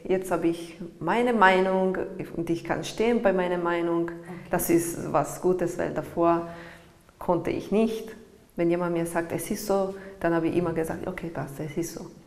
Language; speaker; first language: German; non-native, learner; Italian